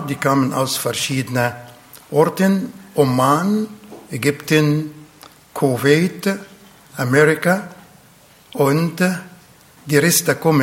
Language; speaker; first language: German; non-native, fluent; Arabic